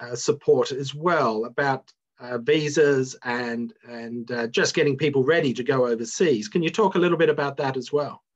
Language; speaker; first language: English; native; English